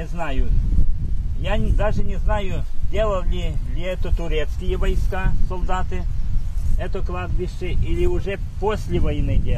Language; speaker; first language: Russian; non-native, local second language; Ukrainian